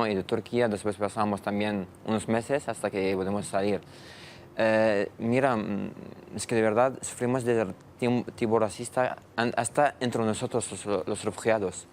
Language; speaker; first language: Spanish; non-native, learner; Arabic